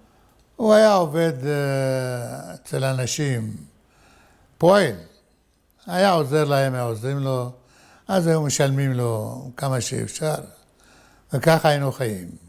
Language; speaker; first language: Hebrew; non-native, fluent; Arabic